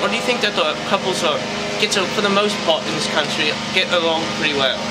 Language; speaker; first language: English; native; English